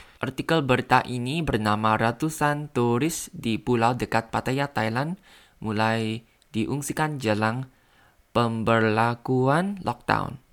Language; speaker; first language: Indonesian; non-native, learner; Thai